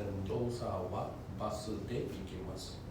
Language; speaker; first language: Japanese; non-native, learner; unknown